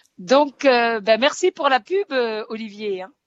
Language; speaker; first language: French; native; French